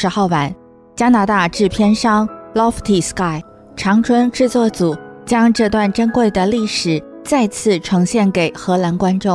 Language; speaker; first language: Chinese; native; Chinese